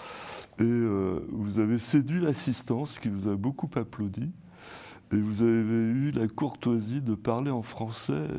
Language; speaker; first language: French; native; French